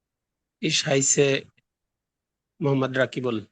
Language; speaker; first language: German; non-native, learner; Bangla